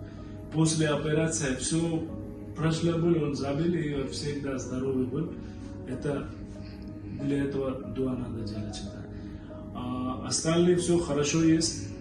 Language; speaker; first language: Russian; non-native, learner; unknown